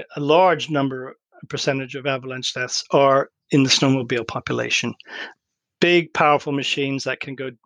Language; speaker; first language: English; native; English